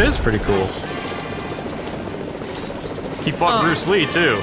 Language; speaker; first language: English; native; English